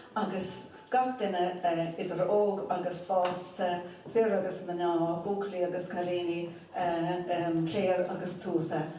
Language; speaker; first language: Irish; non-native, local second language; English